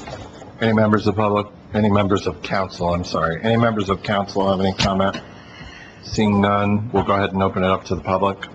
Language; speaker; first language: English; native; English